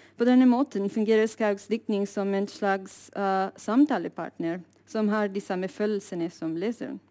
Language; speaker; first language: Norwegian; non-native, fluent; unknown